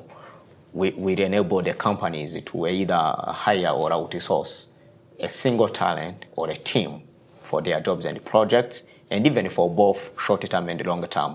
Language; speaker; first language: English; non-native, local second language; Kinyarwanda